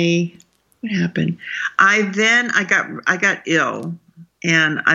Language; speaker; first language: English; native; English